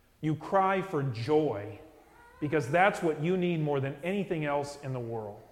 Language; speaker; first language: English; native; English